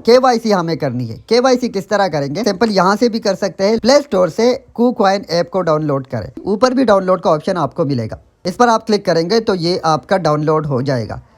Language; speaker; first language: Urdu; non-native, local second language; Pashto